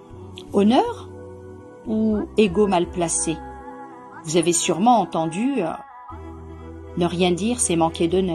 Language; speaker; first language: French; native; French